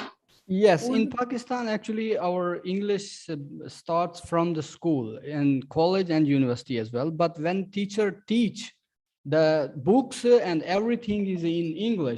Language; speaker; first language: English; non-native, local second language; Urdu